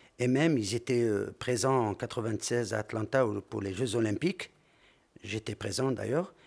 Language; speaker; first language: French; non-native, local second language; Arabic